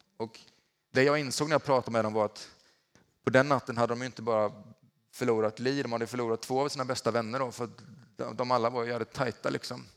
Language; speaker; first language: Swedish; native; Swedish